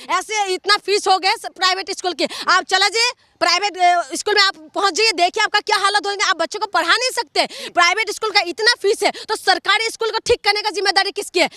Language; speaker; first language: Hindi; non-native, local second language; Assamese